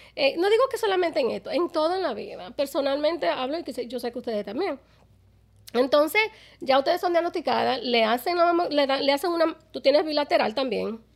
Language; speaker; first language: Spanish; early bilingual, other home language; English